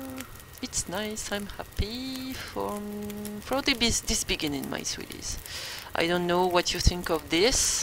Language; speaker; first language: English; non-native, learner; French